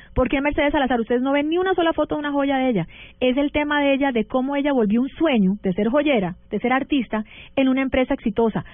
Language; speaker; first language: Spanish; early bilingual, heritage; Spanish